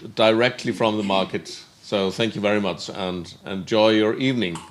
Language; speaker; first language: English; non-native, fluent; Icelandic